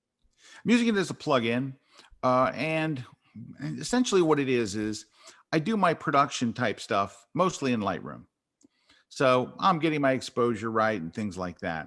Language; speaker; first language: English; native; English